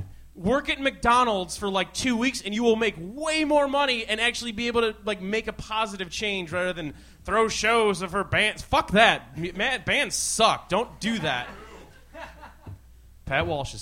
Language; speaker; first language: English; native; English